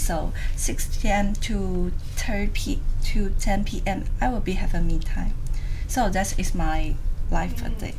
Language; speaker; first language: English; non-native, learner; Chinese